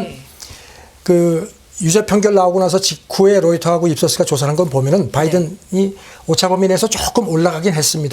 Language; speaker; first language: Korean; native; Korean